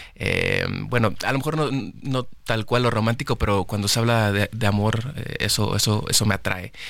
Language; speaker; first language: Spanish; native; Spanish